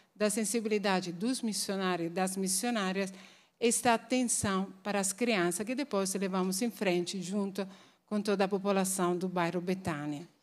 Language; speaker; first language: Portuguese; non-native, fluent; Italian